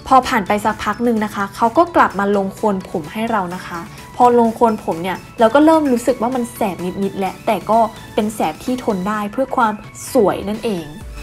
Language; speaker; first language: Thai; native; Thai